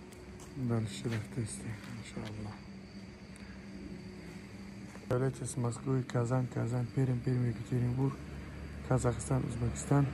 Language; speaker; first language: Russian; non-native, fluent; Tajik